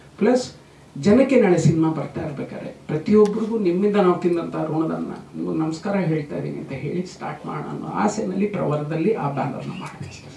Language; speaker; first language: Kannada; native; Kannada